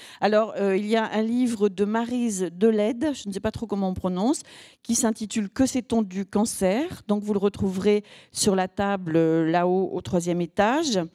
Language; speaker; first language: French; native; French